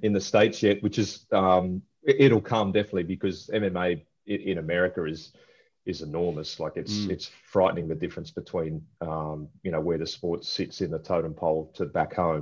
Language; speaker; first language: English; native; English